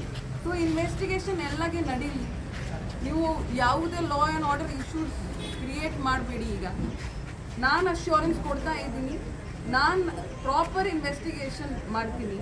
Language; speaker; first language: Kannada; non-native, fluent; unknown